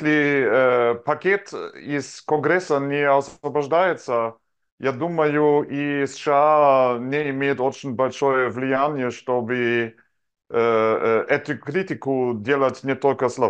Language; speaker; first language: Russian; non-native, fluent; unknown